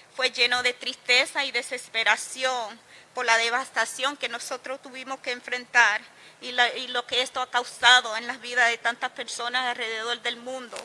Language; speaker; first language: Spanish; early bilingual, heritage; Spanish